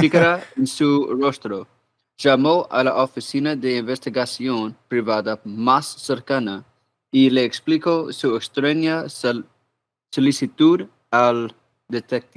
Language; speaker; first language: Spanish; non-native, learner; English